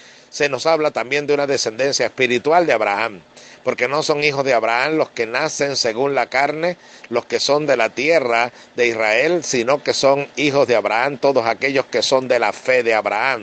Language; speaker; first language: Spanish; native; Spanish